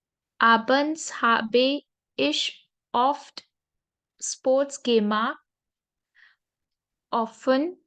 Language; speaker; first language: German; non-native, learner; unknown